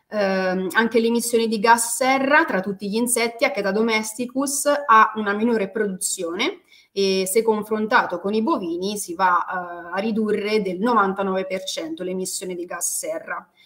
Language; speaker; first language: Italian; native; Italian